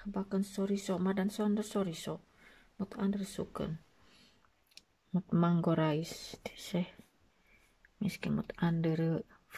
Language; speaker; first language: Dutch; non-native, learner; Indonesian